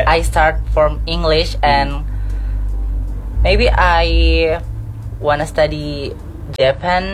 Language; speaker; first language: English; non-native, learner; Indonesian